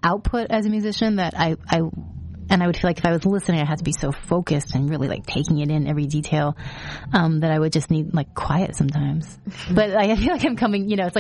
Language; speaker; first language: English; native; English